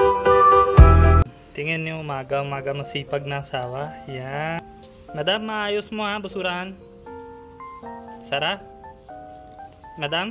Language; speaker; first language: Filipino; non-native, learner; Punjabi